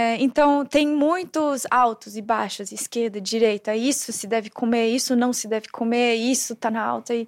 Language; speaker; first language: Portuguese; non-native, fluent; German